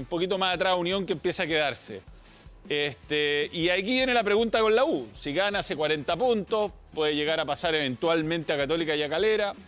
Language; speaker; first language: Spanish; native; Spanish